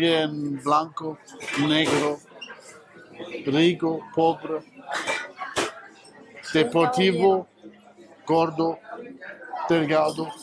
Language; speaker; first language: Spanish; non-native, learner; German